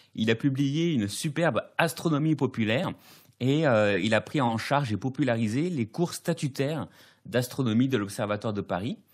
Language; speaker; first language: French; native; French